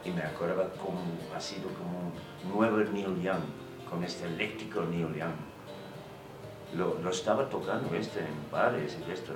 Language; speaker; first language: Spanish; non-native, fluent; English